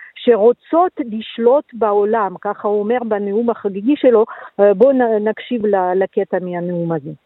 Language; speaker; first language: Hebrew; non-native, fluent; Russian